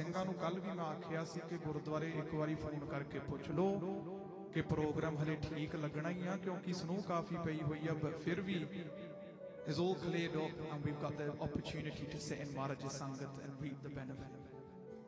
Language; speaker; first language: Punjabi; early bilingual, heritage; Punjabi